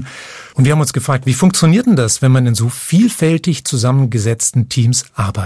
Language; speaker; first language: German; native; German